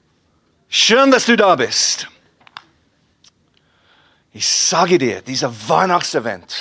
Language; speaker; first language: German; non-native, fluent; English